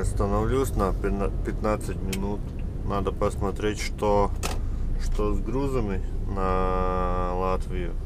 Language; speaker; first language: Russian; non-native, fluent; Latvian